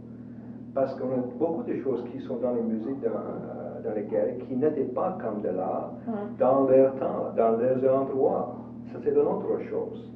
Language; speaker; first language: French; non-native, local second language; English